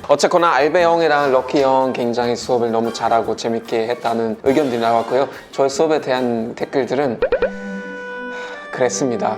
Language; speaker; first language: Korean; non-native, fluent; German